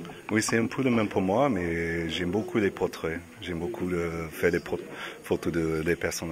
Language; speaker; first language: French; non-native, learner; English